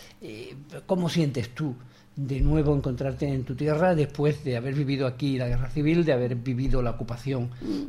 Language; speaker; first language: Spanish; native; Spanish